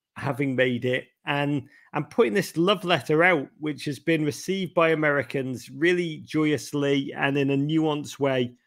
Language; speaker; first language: English; native; English